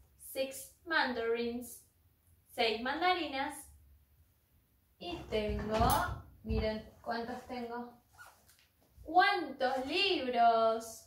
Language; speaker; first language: Spanish; native; Spanish